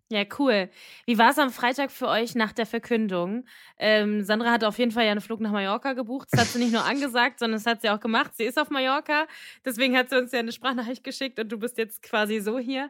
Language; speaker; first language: German; native; German